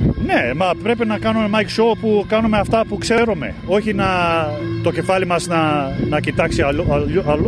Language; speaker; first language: Greek; early bilingual, heritage; Greek